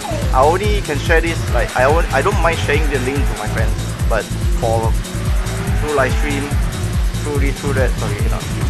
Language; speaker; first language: English; non-native, local second language; Malay